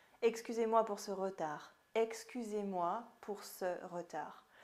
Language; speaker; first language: French; native; French